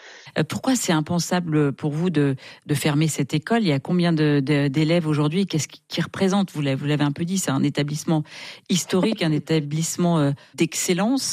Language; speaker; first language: French; native; French